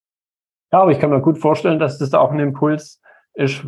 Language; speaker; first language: German; native; German